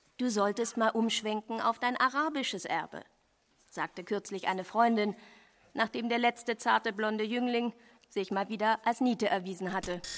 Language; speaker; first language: German; native; German